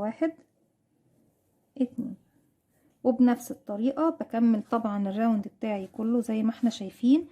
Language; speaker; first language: Arabic; native; Arabic